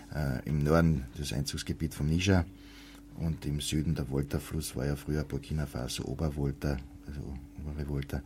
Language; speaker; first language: German; native; German